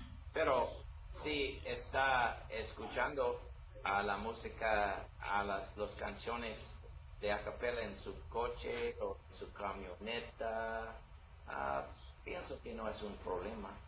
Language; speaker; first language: Spanish; non-native, learner; English